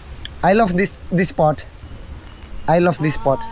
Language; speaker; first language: English; non-native, learner; Indonesian